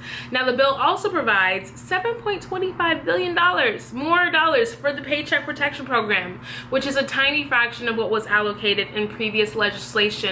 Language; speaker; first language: English; native; English